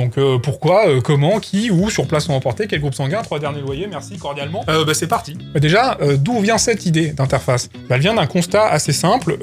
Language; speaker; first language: French; native; French